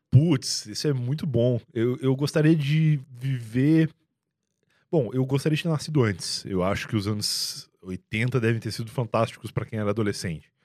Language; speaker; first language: Portuguese; native; Portuguese